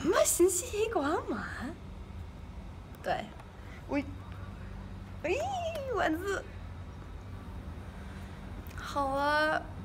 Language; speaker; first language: Chinese; non-native, learner; English